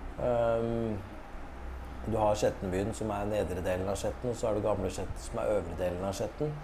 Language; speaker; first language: Norwegian; early bilingual, other home language; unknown